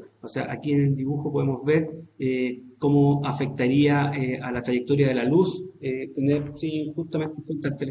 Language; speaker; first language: Spanish; native; Spanish